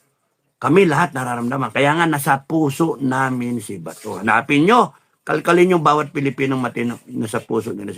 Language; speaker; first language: Filipino; native; Filipino